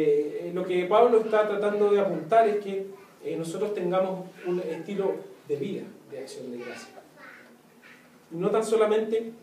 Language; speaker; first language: Spanish; native; Spanish